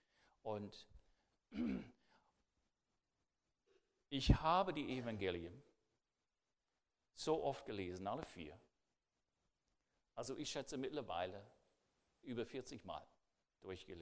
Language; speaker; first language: German; non-native, fluent; English